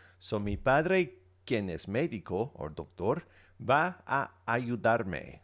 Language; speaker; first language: Spanish; non-native, fluent; English